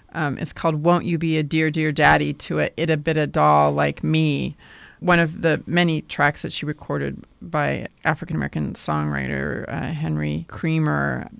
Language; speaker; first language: English; native; English